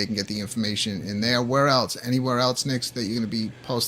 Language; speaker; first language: English; native; English